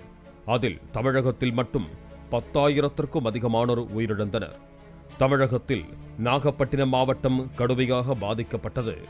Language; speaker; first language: Tamil; native; Tamil